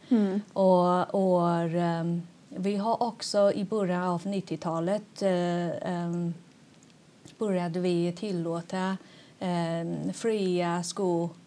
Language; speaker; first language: Swedish; non-native, fluent; Chinese